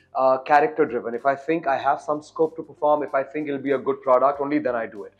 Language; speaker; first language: English; non-native, local second language; Hindi